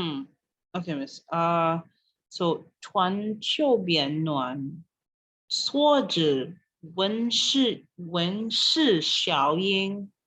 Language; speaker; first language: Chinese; non-native, learner; English